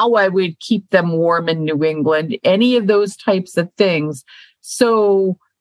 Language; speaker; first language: English; native; English